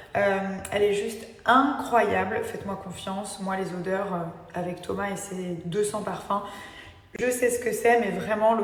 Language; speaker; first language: French; native; French